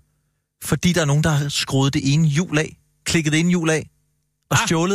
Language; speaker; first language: Danish; native; Danish